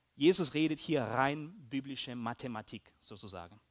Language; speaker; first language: German; early bilingual, heritage; Spanish